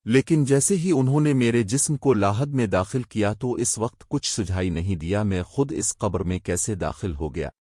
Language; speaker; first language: Urdu; native; Urdu